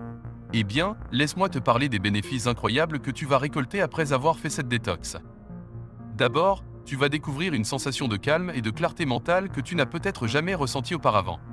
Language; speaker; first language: French; native; French